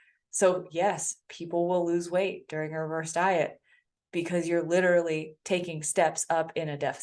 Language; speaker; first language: English; native; English